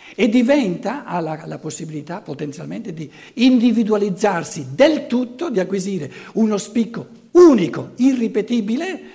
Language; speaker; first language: Italian; native; Italian